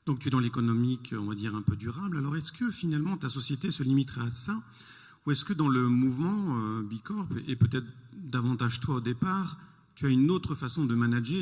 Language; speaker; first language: French; native; French